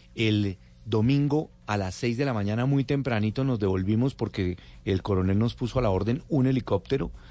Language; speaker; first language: Spanish; native; Spanish